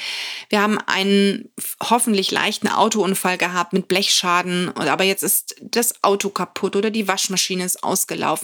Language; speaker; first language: German; native; German